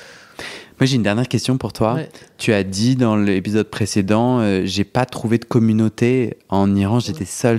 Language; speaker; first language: French; native; French